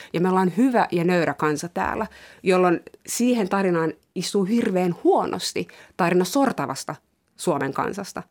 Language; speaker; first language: Finnish; early bilingual, other home language; Somali